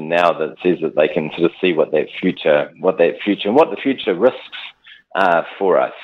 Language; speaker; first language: English; native; English